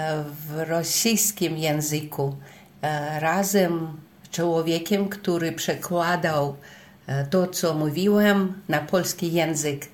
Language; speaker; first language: Polish; non-native, learner; Russian